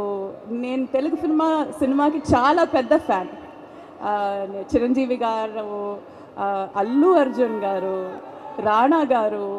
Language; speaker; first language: Telugu; non-native, fluent; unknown